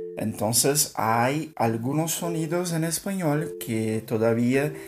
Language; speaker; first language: Spanish; non-native, learner; Portuguese